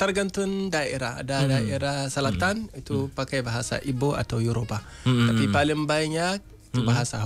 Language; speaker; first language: Indonesian; non-native, learner; Hausa